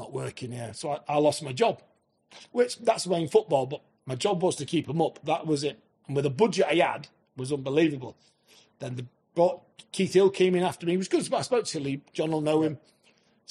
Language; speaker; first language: English; native; English